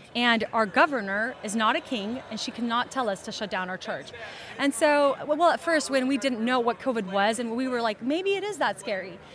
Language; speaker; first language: English; early bilingual, other home language; Russian